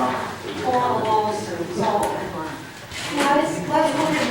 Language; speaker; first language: English; native; English